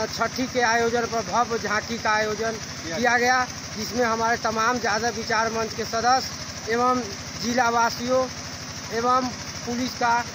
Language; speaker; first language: Hindi; native; Hindi